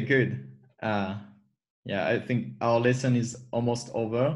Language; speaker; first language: English; non-native, fluent; French